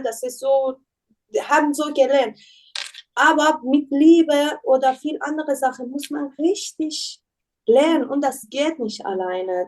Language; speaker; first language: German; non-native, learner; Persian